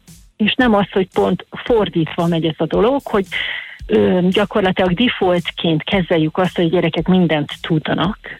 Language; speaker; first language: Hungarian; native; Hungarian